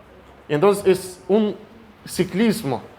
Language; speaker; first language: Spanish; non-native, fluent; Russian